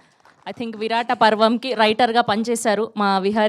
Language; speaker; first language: Telugu; native; Telugu